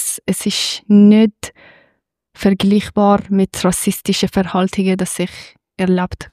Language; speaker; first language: German; non-native, fluent; Persian